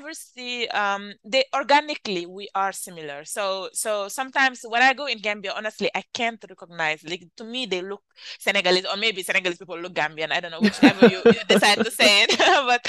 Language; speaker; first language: English; non-native, fluent; Wolof